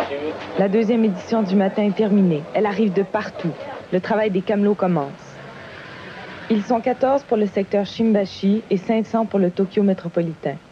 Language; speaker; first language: French; native; French